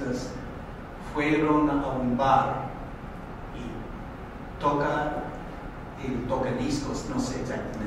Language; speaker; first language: Spanish; non-native, fluent; English